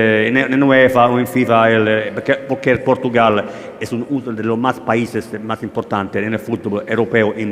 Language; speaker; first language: Spanish; non-native, learner; Italian